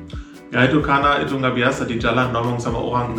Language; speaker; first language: Indonesian; non-native, fluent; German